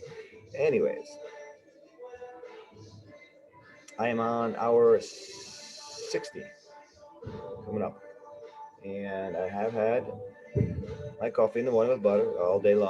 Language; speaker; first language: English; native; English